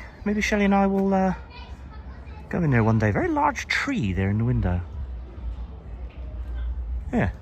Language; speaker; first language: English; native; English